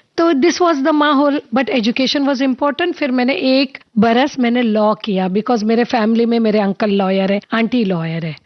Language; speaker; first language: Hindi; non-native, local second language; Telugu